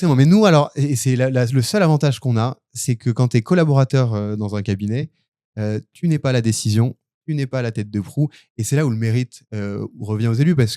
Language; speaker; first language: French; native; French